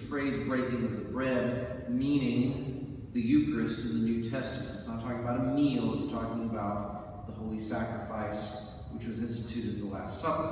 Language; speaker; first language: English; native; English